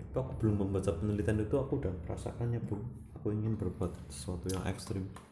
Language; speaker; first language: Indonesian; non-native, local second language; Javanese